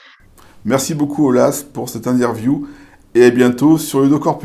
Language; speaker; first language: French; native; French